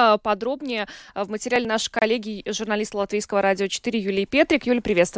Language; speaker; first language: Russian; native; Russian